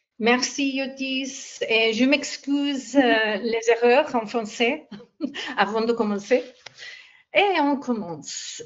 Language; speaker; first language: French; non-native, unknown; English